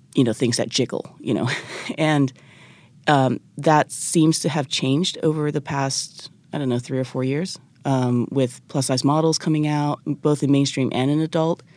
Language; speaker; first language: English; early bilingual, other home language; Japanese